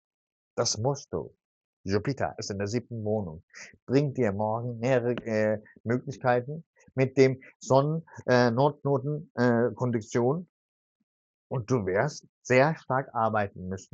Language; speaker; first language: German; non-native, fluent; Turkish